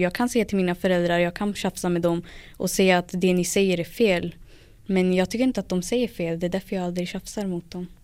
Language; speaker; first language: Swedish; early bilingual, other home language; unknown